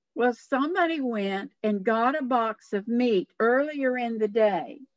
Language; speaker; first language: English; native; English